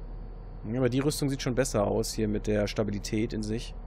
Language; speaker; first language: German; native; German